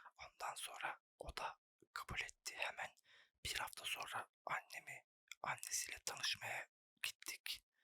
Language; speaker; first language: Turkish; native; Turkish